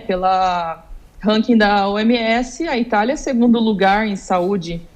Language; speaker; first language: Portuguese; native; Portuguese